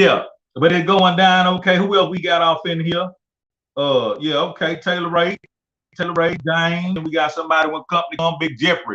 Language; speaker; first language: English; native; English